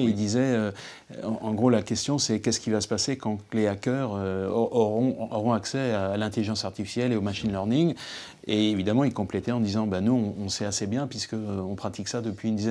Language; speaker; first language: French; native; French